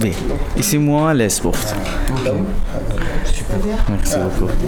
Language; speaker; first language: French; non-native, learner; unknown